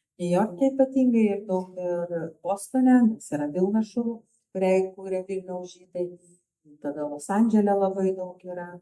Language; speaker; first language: Lithuanian; native; Lithuanian